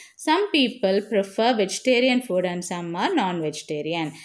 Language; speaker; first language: English; non-native, local second language; Tamil